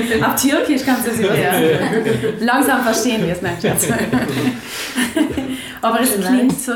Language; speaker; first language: German; native; German